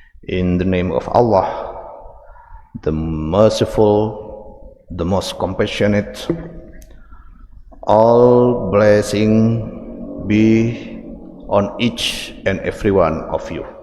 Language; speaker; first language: English; non-native, fluent; Indonesian